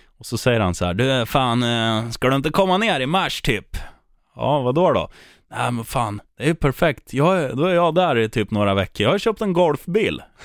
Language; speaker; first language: Swedish; native; Swedish